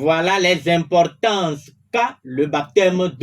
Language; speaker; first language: French; non-native, local second language; Ewe